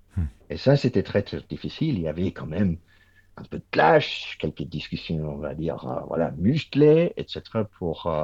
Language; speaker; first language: French; non-native, fluent; English